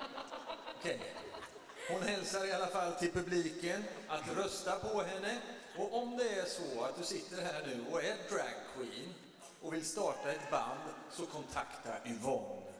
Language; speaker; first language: Swedish; native; Swedish